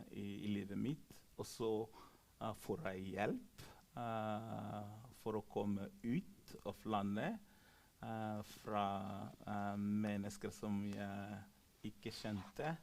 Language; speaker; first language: Norwegian; non-native, fluent; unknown